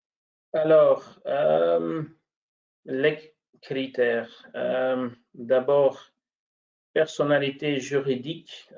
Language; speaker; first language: French; non-native, local second language; Dutch